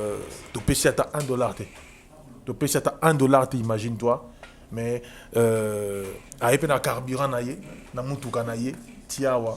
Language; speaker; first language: French; non-native, local second language; Lingala